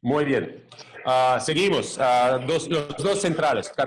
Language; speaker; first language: Spanish; non-native, fluent; Croatian